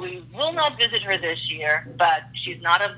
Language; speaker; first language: English; non-native, fluent; German